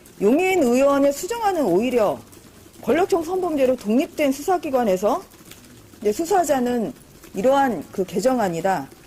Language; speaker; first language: Korean; native; Korean